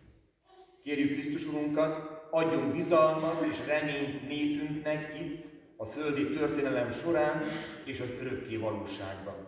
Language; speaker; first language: Hungarian; native; Hungarian